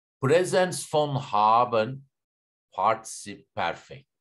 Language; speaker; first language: German; non-native, fluent; Turkish